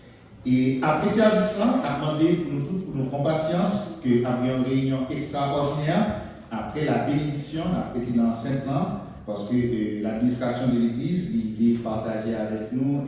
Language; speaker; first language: French; non-native, local second language; Haitian Creole